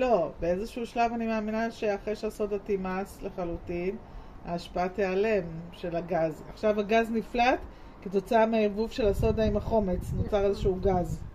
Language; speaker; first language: Hebrew; native; Hebrew